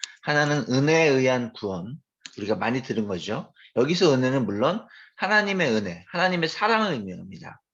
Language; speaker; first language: Korean; native; Korean